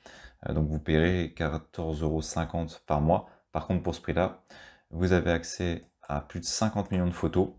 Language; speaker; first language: French; native; French